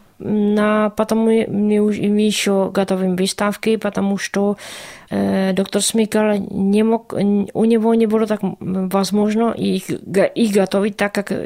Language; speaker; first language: Russian; non-native, learner; Czech